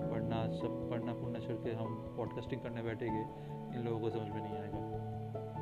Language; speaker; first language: Hindi; non-native, local second language; Bangla